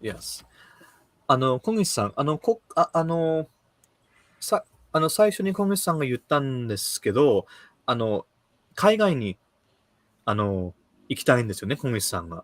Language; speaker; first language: Japanese; early bilingual, heritage; Japanese